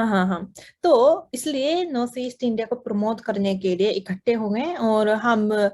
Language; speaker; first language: Hindi; non-native, fluent; Japanese